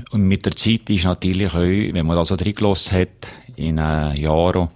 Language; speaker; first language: German; native; German